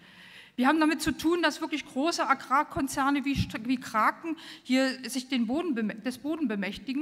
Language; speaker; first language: German; native; German